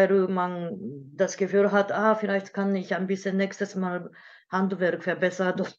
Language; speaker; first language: German; non-native, learner; Japanese